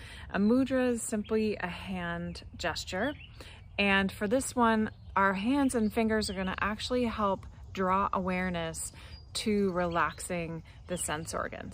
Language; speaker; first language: English; native; English